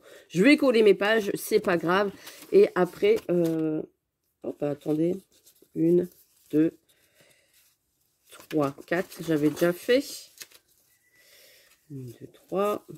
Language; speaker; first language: French; native; French